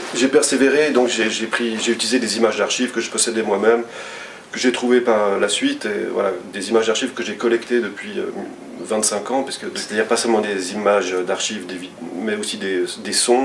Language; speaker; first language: French; native; French